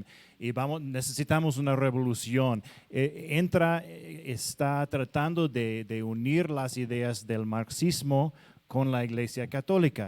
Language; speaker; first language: Spanish; non-native, fluent; English